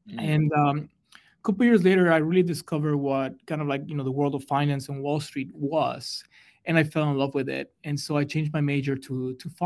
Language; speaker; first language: English; non-native, fluent; Spanish